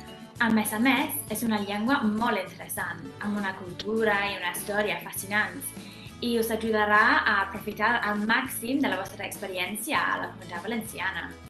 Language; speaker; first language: Catalan; non-native, fluent; English